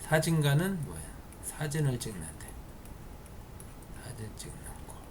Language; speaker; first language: Korean; native; Korean